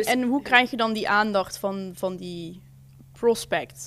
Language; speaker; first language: Dutch; native; Dutch